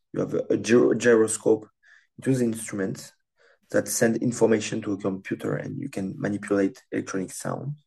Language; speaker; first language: English; non-native, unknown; French